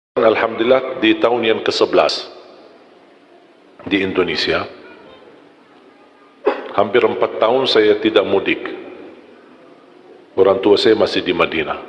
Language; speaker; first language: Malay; non-native, fluent; Arabic